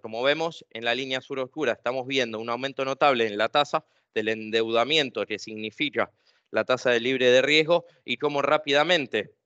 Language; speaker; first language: Spanish; native; Spanish